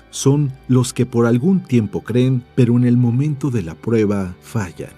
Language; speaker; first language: Spanish; native; Spanish